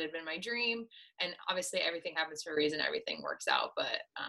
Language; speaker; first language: English; native; English